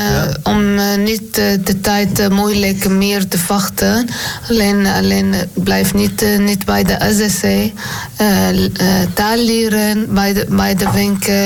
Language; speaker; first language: Dutch; non-native, learner; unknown